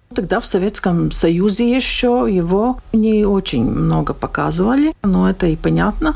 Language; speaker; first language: Russian; non-native, local second language; Latvian